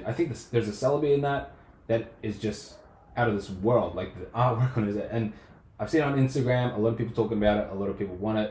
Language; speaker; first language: English; native; English